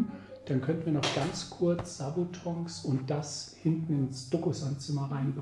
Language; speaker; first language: German; native; German